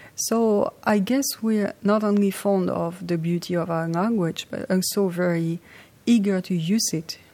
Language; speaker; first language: English; non-native, fluent; French